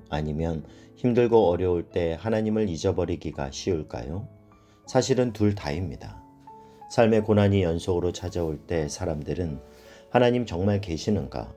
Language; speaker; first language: Korean; native; Korean